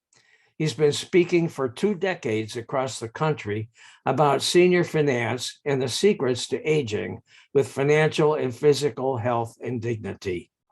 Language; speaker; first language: English; native; English